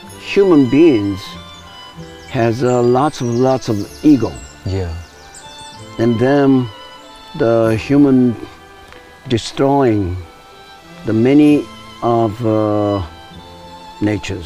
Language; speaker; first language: English; non-native, learner; Japanese